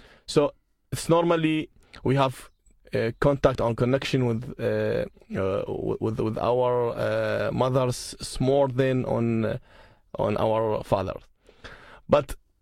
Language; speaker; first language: English; non-native, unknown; Arabic